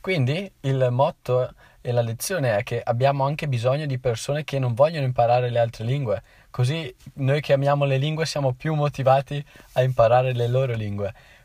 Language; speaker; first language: Italian; native; Italian